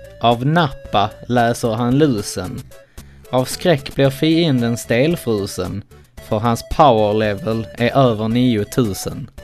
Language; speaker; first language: Swedish; native; Swedish